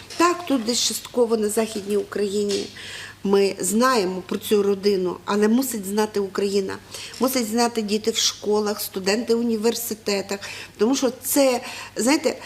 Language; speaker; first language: Ukrainian; native; Ukrainian